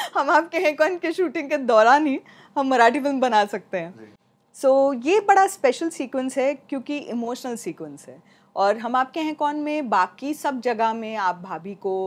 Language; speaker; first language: Hindi; non-native, local second language; Marathi